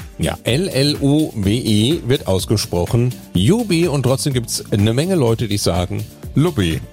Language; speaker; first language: German; native; German